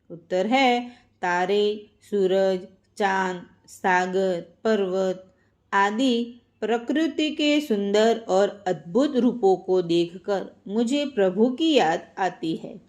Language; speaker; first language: Hindi; non-native, local second language; Gujarati